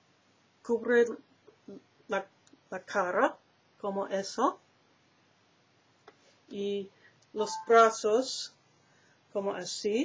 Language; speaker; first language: Spanish; non-native, learner; English